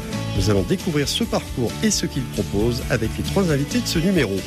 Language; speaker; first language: French; native; French